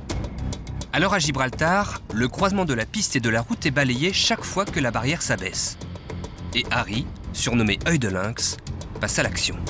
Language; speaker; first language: French; native; French